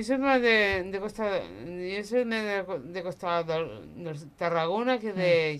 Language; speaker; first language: Catalan; non-native, local second language; Spanish